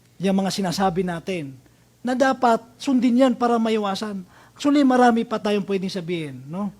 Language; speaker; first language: Filipino; non-native, local second language; Maranao